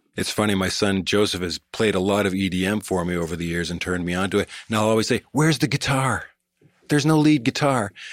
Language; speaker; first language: English; native; English